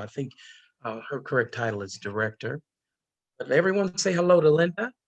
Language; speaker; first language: English; native; English